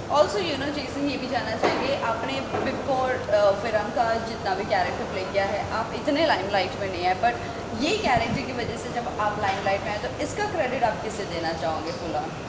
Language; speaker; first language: Hindi; native; Hindi